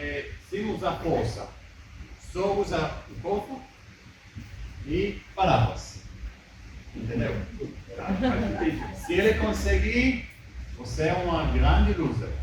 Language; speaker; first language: Portuguese; early bilingual, heritage; Hebrew